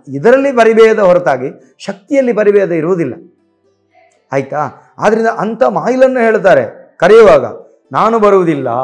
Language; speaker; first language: Kannada; non-native, local second language; Tulu